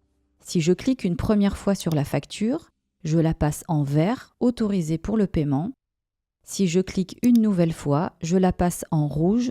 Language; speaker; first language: French; native; French